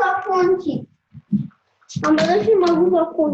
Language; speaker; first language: Russian; early bilingual, heritage; Russian